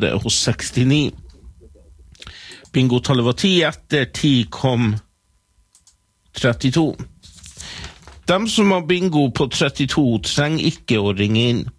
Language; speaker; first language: Norwegian; native; Norwegian